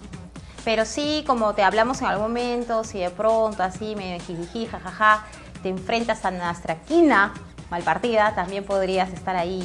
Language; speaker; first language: Spanish; native; Spanish